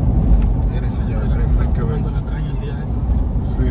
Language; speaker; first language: Spanish; native; Spanish